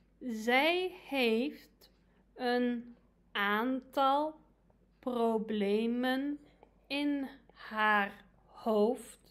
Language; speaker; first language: Dutch; non-native, fluent; Arabic